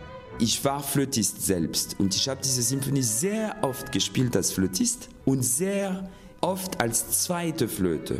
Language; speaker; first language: German; non-native, fluent; French